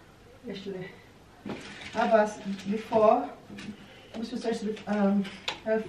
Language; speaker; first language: German; non-native, learner; Filipino